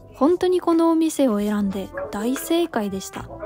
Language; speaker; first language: Japanese; non-native, fluent; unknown